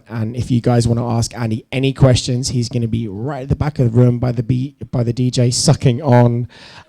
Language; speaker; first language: English; native; English